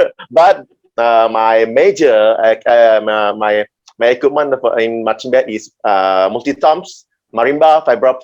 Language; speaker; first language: English; non-native, learner; Indonesian